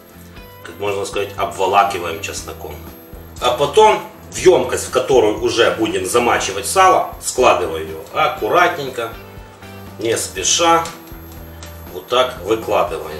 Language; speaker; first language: Russian; non-native, local second language; Ukrainian